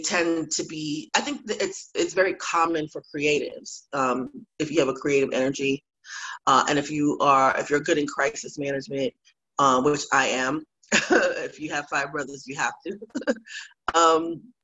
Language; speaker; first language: English; native; English